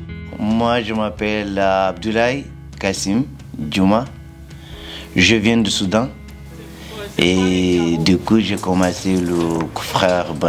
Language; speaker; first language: French; non-native, learner; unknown